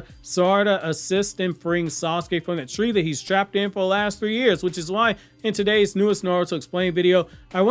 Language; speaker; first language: English; native; English